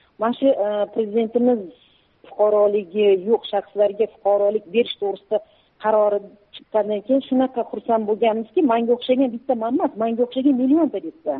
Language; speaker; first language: Uzbek; early bilingual, heritage; Uzbek